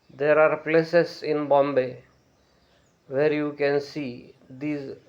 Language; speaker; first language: English; non-native, local second language; Marathi